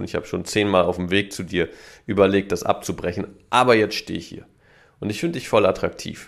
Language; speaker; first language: German; native; German